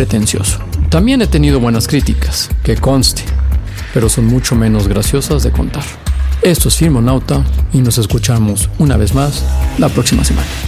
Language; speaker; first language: Spanish; native; Spanish